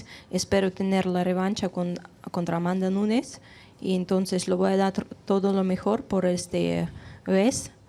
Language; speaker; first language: Spanish; non-native, fluent; Russian